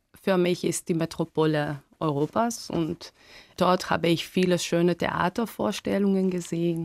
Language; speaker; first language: German; non-native, fluent; Greek